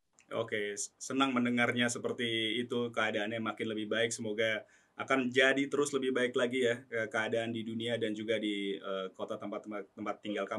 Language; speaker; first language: Indonesian; native; Indonesian